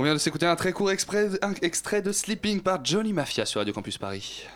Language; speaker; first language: French; native; French